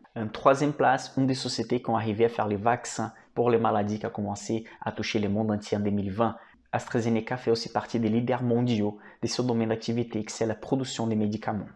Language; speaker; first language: French; non-native, fluent; Portuguese